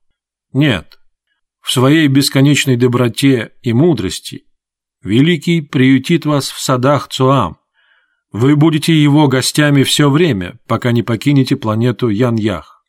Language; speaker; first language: Russian; native; Russian